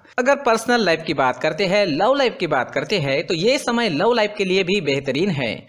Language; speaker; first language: Hindi; native; Hindi